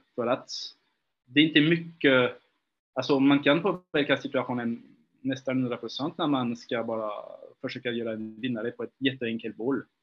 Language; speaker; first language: Swedish; non-native, fluent; French